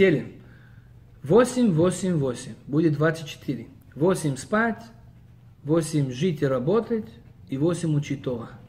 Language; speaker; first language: Russian; early bilingual, heritage; Russian